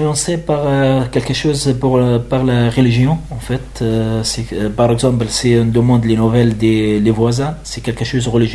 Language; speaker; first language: French; non-native, learner; Arabic